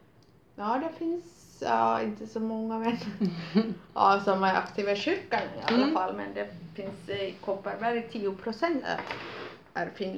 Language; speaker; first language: Swedish; non-native, local second language; Finnish